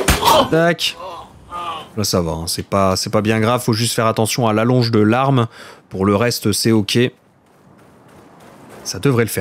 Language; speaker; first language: French; native; French